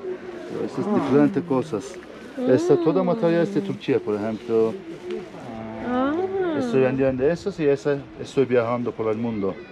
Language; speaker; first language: Spanish; non-native, learner; Turkish